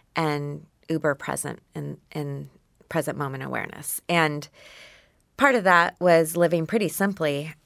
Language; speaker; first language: English; native; English